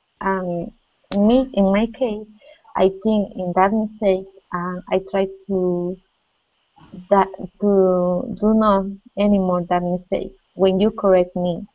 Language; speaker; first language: English; non-native, learner; Spanish